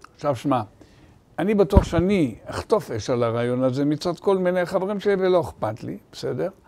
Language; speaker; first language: Hebrew; native; Hebrew